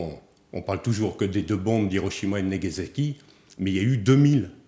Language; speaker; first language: French; native; French